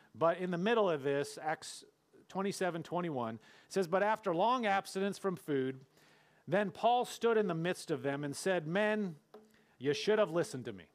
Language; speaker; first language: English; native; English